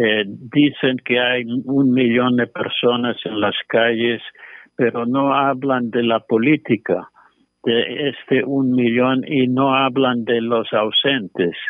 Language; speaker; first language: Spanish; non-native, fluent; English